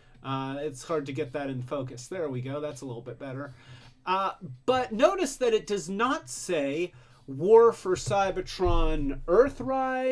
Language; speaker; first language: English; native; English